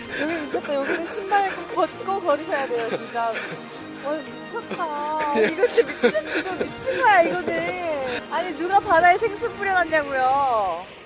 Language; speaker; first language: Korean; native; Korean